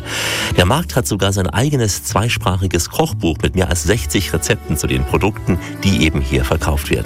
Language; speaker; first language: German; native; German